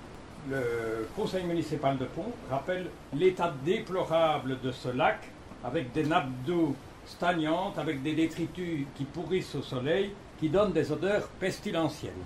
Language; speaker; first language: French; native; French